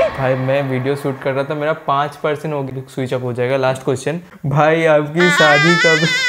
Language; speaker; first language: Hindi; non-native, local second language; Bangla